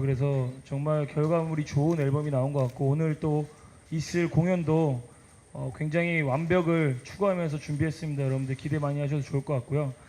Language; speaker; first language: Korean; native; Korean